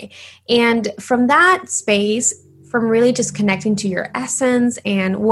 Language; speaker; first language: English; non-native, fluent; Spanish